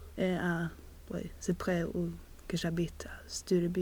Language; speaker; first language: French; non-native, learner; Swedish